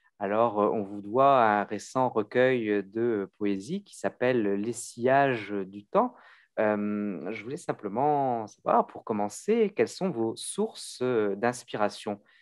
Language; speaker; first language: French; native; French